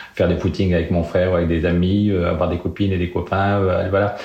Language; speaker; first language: French; native; French